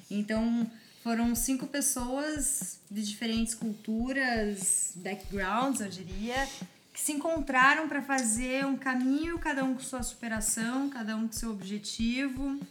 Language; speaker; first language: Portuguese; native; Portuguese